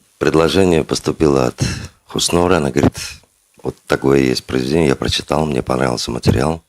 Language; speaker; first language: Russian; non-native, local second language; Uzbek